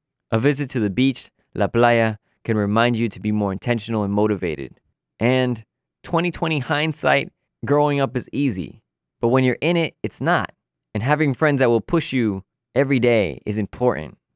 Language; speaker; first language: English; early bilingual, other home language; Spanish